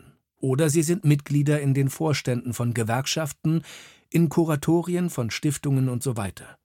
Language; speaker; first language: German; native; German